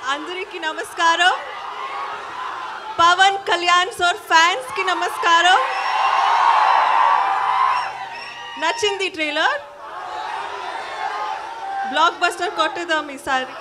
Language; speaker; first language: Telugu; non-native, learner; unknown